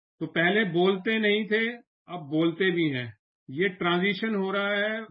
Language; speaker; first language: Hindi; native; Hindi